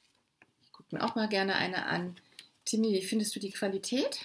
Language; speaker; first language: German; native; German